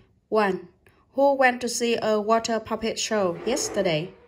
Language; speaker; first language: English; non-native, fluent; Vietnamese